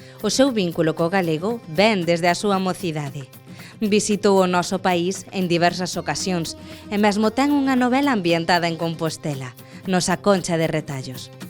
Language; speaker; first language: Galician; native; Galician